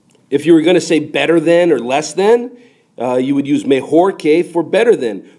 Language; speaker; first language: English; native; English